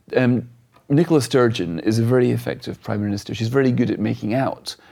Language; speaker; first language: English; native; English